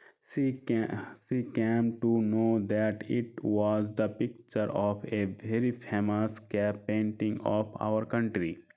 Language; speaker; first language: English; non-native, local second language; Bangla